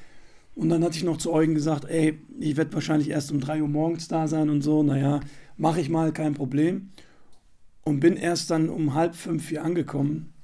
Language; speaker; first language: German; native; German